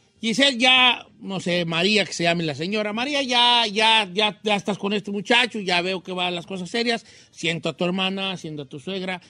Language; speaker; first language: Spanish; native; Spanish